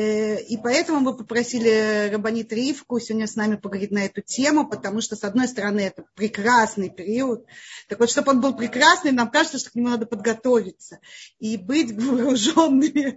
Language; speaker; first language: Russian; native; Russian